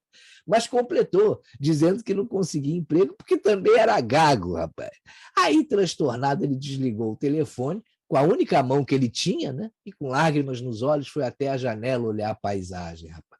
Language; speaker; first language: Portuguese; native; Portuguese